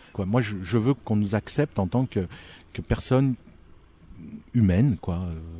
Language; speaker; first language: French; early bilingual, other home language; Arabic